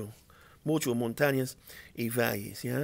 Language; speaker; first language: Spanish; non-native, learner; English